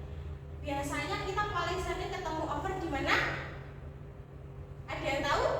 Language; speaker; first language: Indonesian; native; Indonesian